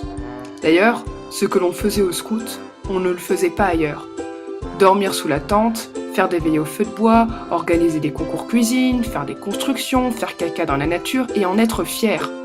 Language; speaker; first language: French; native; French